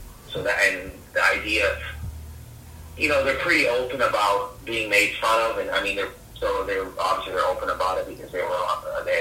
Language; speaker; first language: English; native; English